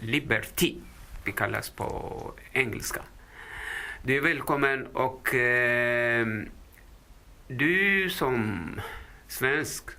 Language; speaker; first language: Swedish; non-native, fluent; Tigrinya